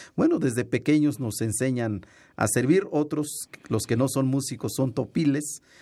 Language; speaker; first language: Spanish; non-native, local second language; Mixtepec Mixtec